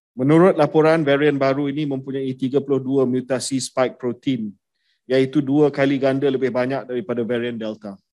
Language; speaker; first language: Malay; native; Malay